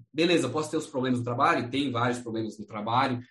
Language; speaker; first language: Portuguese; non-native, fluent; English